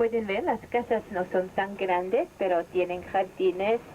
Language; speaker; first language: Spanish; non-native, fluent; German